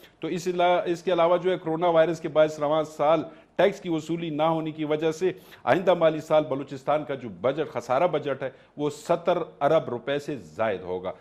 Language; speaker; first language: Urdu; non-native, local second language; Pashto